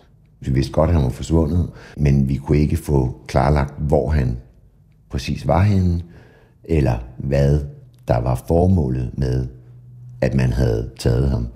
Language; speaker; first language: Danish; native; Danish